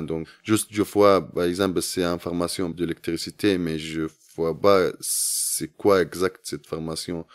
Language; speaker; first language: French; non-native, learner; Arabic